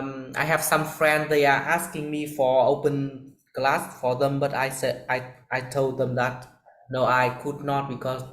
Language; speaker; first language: English; non-native, learner; Vietnamese